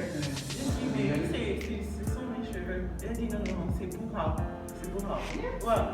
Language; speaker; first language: French; non-native, local second language; Kinyarwanda